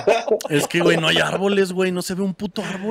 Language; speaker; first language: Spanish; native; Spanish